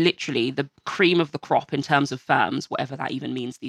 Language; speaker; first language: English; native; English